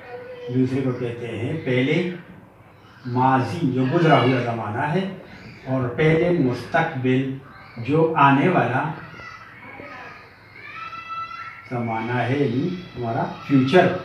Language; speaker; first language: Urdu; native; Urdu